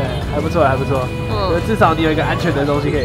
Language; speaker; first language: Chinese; native; Chinese